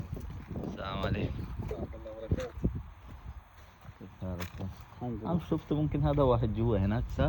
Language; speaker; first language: Arabic; non-native, learner; Bangla